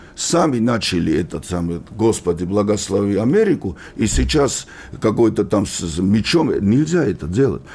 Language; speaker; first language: Russian; non-native, local second language; Georgian